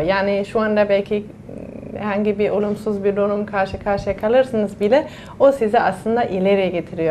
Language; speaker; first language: Turkish; non-native, fluent; German